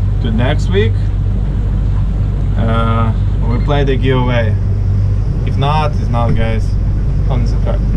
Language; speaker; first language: English; non-native, learner; Ukrainian